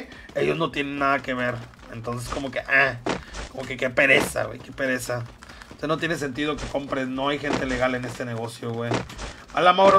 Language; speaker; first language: Spanish; native; Spanish